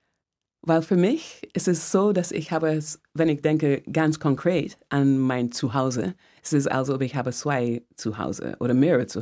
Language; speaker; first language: German; non-native, fluent; English